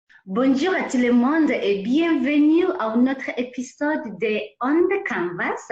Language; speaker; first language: French; non-native, fluent; English